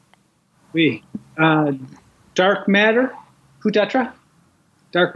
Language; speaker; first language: French; non-native, learner; English